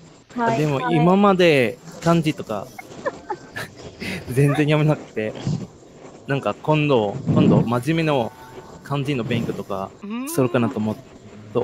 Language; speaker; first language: Japanese; non-native, learner; Filipino